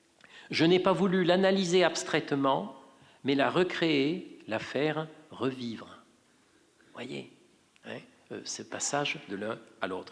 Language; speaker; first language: French; native; French